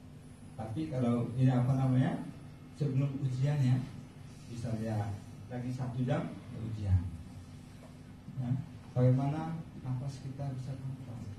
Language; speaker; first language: Indonesian; non-native, fluent; Bangla